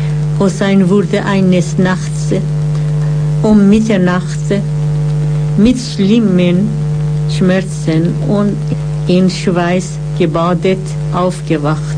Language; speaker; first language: German; non-native, fluent; Persian